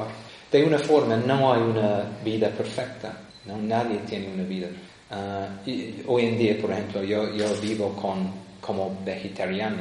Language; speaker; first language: Spanish; non-native, fluent; English